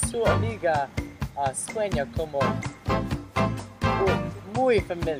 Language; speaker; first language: Spanish; non-native, learner; English